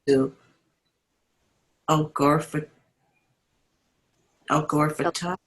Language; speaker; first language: Arabic; non-native, learner; English